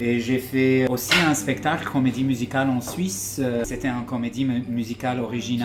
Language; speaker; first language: French; non-native, fluent; Arabic